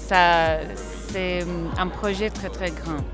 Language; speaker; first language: French; non-native, learner; Spanish